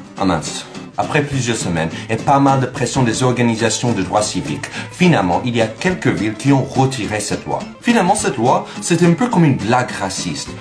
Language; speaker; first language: French; non-native, fluent; English